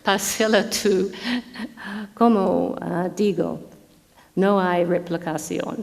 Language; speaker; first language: Spanish; non-native, fluent; English